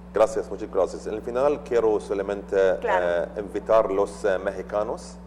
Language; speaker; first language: Spanish; non-native, learner; Arabic